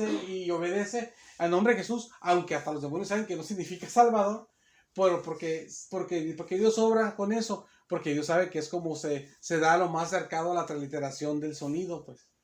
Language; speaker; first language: Spanish; native; Spanish